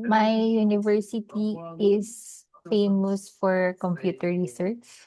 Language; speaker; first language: English; non-native, local second language; Filipino